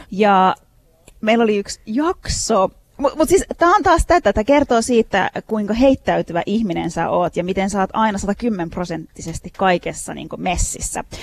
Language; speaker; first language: Finnish; early bilingual, other home language; Turkish